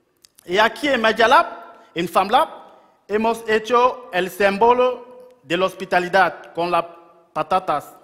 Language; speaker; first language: Spanish; non-native, local second language; French